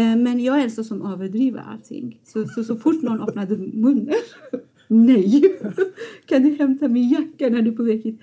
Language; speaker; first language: Swedish; non-native, fluent; Persian